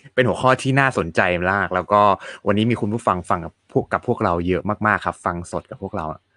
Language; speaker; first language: Thai; native; Thai